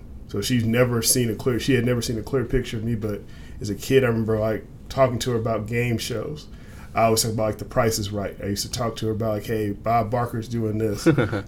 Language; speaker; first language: English; native; English